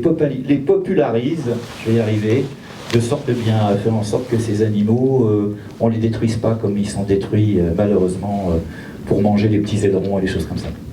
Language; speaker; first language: French; native; French